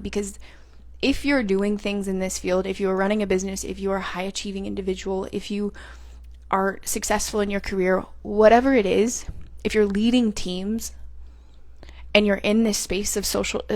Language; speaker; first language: English; native; English